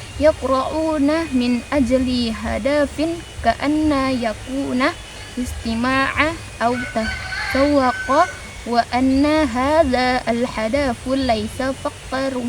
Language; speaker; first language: Arabic; non-native, learner; Indonesian